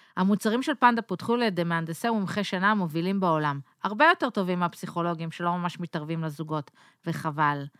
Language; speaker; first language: Hebrew; native; Hebrew